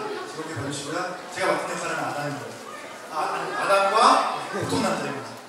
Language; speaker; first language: Korean; native; Korean